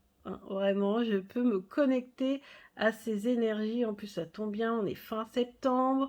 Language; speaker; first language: French; native; French